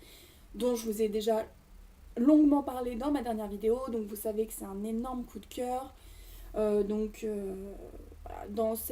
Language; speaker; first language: French; native; French